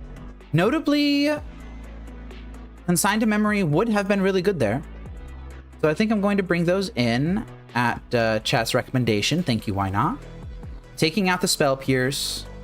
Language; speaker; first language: English; native; English